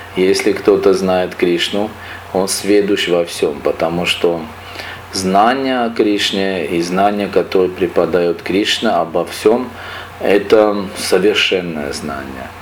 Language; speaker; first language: Russian; non-native, local second language; Armenian